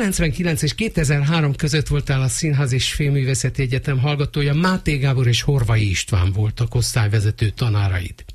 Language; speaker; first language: Hungarian; native; Hungarian